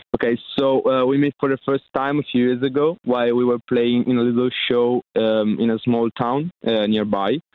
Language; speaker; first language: English; non-native, fluent; Italian